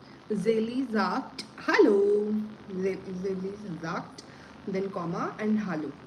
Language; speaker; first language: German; non-native, learner; Hindi